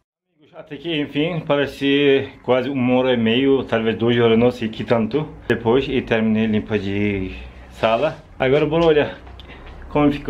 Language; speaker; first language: Portuguese; non-native, learner; Turkish